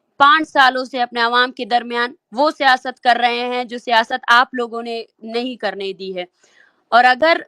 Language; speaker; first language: Urdu; non-native, local second language; Baluchi